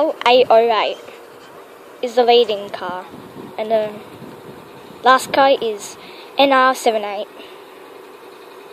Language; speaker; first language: English; native; English